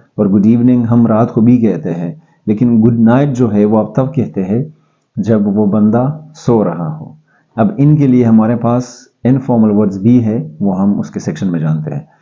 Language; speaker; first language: Urdu; non-native, local second language; Pashto